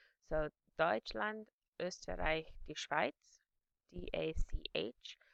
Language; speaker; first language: German; non-native, fluent; English